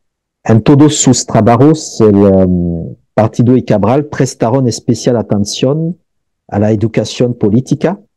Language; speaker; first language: Spanish; non-native, fluent; French